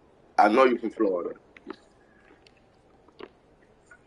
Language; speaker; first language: English; native; English